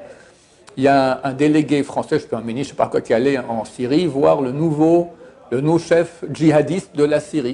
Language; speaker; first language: French; native; French